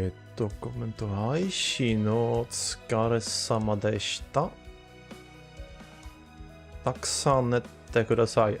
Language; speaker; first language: Japanese; non-native, learner; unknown